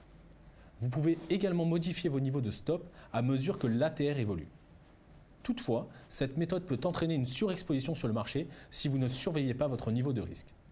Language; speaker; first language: French; native; French